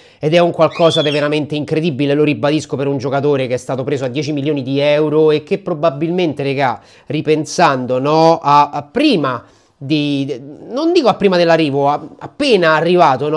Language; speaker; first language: Italian; native; Italian